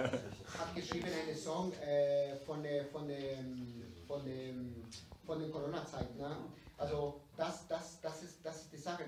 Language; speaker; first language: German; non-native, learner; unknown